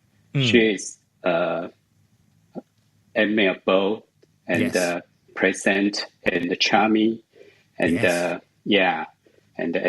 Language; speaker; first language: English; non-native, learner; Chinese